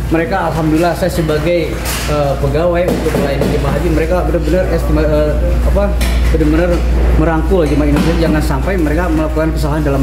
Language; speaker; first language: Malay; non-native, local second language; Sundanese